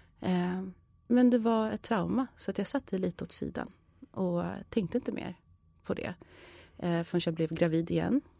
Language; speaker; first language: Swedish; early bilingual, other home language; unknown